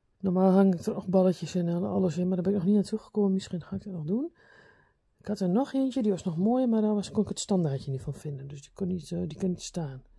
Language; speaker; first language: Dutch; native; Dutch